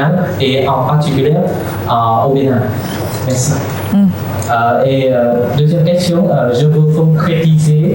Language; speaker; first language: French; non-native, fluent; Vietnamese